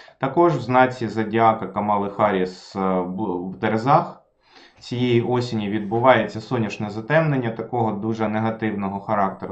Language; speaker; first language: Ukrainian; non-native, local second language; Russian